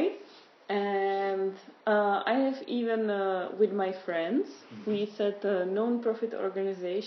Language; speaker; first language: English; non-native, fluent; Czech